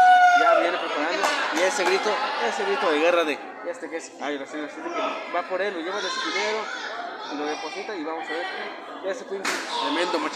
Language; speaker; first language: Spanish; native; Spanish